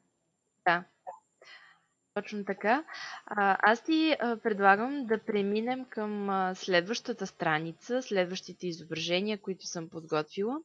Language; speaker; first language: Bulgarian; native; Bulgarian